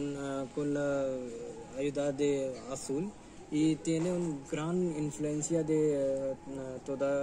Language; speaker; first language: Spanish; non-native, learner; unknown